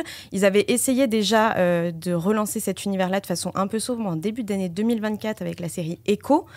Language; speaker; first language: French; native; French